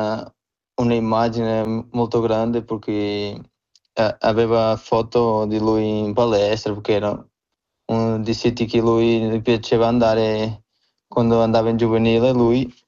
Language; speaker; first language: Italian; non-native, fluent; Portuguese